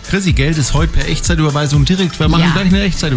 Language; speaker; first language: German; native; German